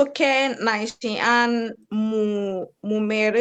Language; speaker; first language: Korean; non-native, learner; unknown